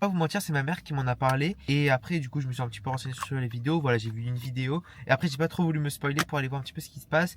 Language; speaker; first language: French; native; French